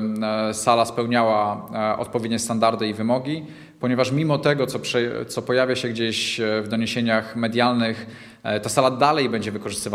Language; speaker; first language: Polish; native; Polish